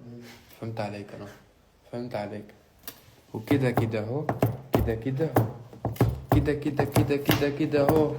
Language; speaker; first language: Arabic; native; Arabic